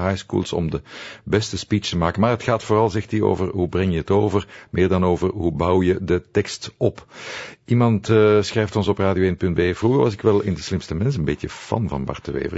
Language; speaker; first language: Dutch; native; Dutch